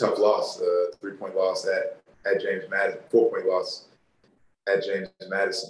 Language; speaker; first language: English; native; English